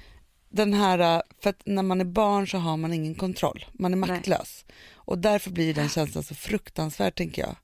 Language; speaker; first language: Swedish; native; Swedish